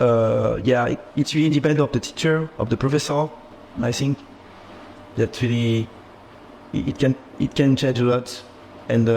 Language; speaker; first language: English; non-native, fluent; French